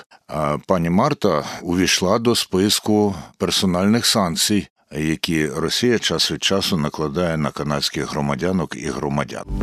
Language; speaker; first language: Ukrainian; native; Ukrainian